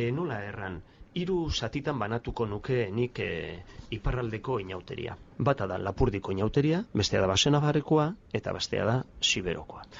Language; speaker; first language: Basque; non-native, local second language; Spanish